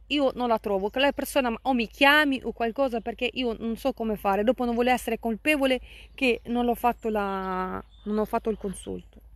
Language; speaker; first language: Italian; non-native, fluent; Russian